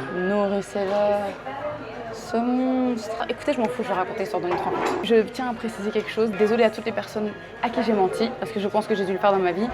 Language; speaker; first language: French; native; French